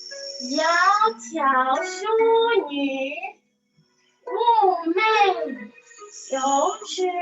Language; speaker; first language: Chinese; non-native, learner; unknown